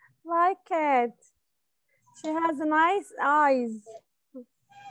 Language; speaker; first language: English; non-native, fluent; Arabic